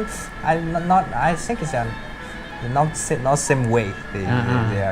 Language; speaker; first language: English; non-native, learner; Chinese